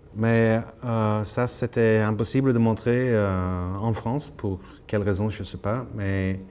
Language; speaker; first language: French; non-native, learner; Norwegian